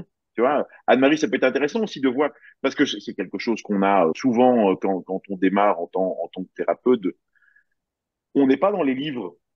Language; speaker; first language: French; native; French